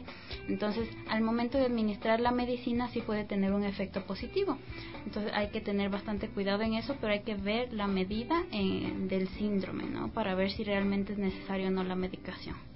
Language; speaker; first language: Spanish; native; Spanish